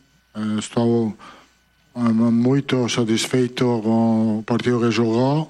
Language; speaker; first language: Portuguese; non-native, fluent; Italian